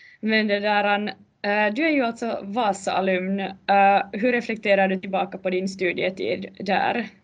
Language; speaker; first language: Swedish; native; Swedish